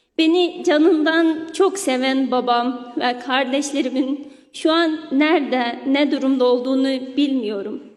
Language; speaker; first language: Turkish; non-native, fluent; Uyghur